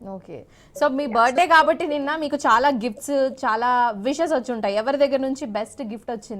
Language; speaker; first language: Telugu; native; Telugu